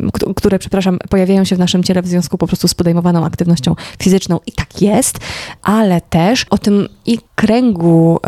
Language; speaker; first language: Polish; native; Polish